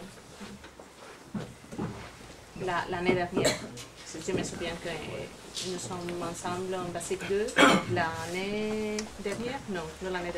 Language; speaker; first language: French; non-native, learner; Spanish